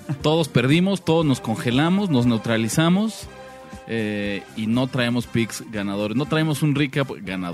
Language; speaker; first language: Spanish; native; Spanish